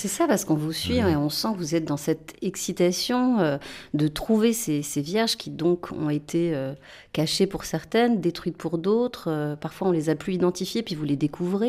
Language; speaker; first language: French; native; French